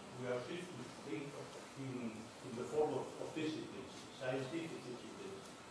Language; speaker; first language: English; non-native, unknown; Spanish